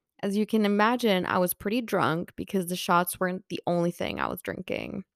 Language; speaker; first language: English; non-native, fluent; Swedish